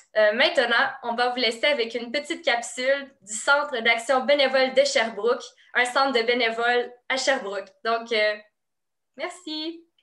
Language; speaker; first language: French; native; French